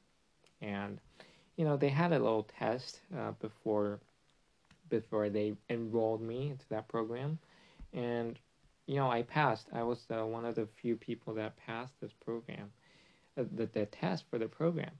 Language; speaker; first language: English; non-native, fluent; Chinese